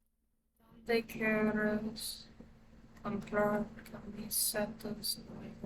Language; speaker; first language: Spanish; non-native, learner; English